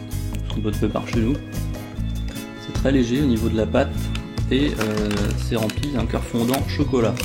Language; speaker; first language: French; native; French